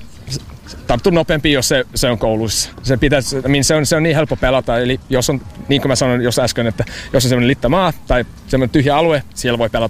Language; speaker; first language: Finnish; non-native, fluent; English